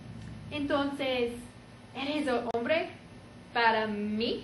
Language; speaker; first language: Spanish; non-native, learner; English